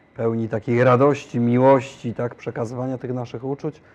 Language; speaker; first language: Polish; native; Polish